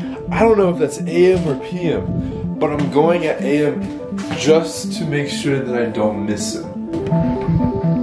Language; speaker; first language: English; native; English